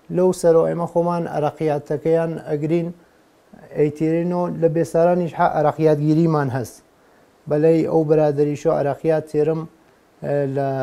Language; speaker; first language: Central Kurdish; non-native, local second language; Gurani